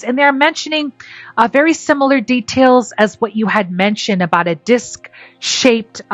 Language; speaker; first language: English; native; English